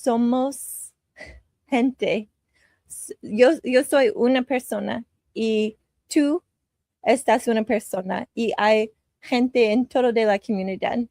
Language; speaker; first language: Spanish; non-native, learner; English